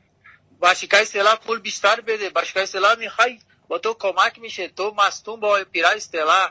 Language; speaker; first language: Persian; non-native, learner; Portuguese